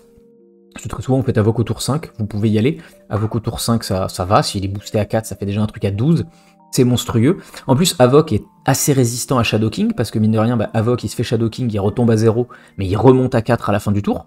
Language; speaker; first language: French; native; French